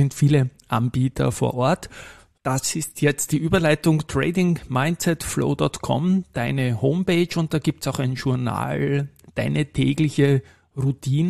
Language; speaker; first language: German; native; German